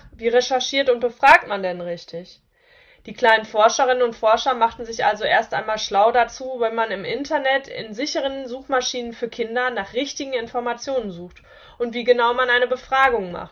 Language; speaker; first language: German; native; German